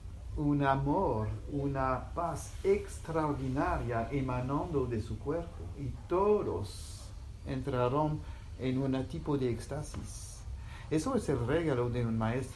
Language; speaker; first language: Spanish; non-native, fluent; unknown